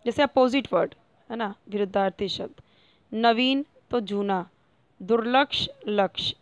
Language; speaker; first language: Hindi; non-native, local second language; Marathi